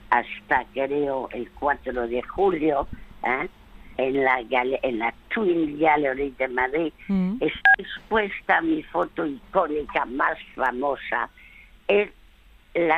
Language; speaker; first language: Spanish; early bilingual, other home language; French